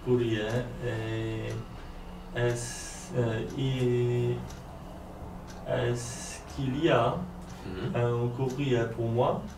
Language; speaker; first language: French; non-native, learner; Polish